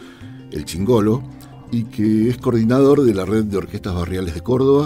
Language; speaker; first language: Spanish; native; Spanish